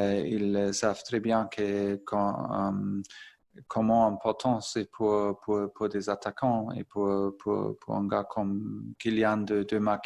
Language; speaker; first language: French; non-native, fluent; German